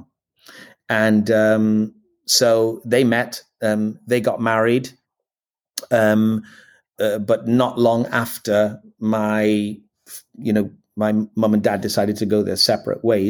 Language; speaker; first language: English; native; English